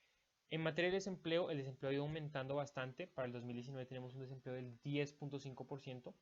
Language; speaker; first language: Spanish; native; Spanish